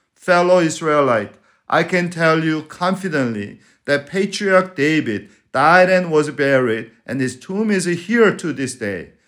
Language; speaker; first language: English; non-native, fluent; Spanish